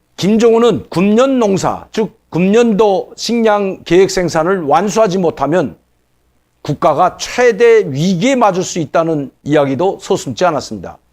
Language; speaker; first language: Korean; native; Korean